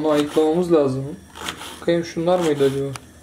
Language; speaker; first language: Turkish; native; Turkish